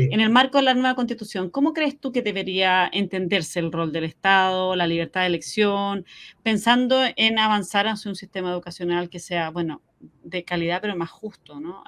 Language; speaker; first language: Spanish; native; Spanish